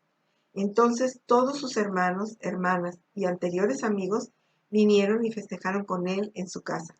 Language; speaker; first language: Spanish; native; Spanish